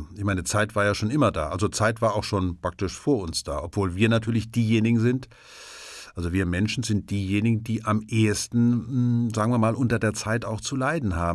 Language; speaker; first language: German; native; German